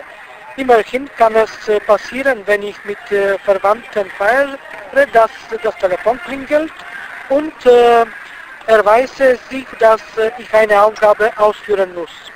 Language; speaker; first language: German; non-native, fluent; Bulgarian